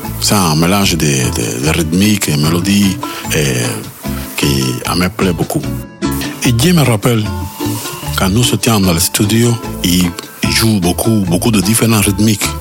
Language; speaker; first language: French; non-native, learner; Spanish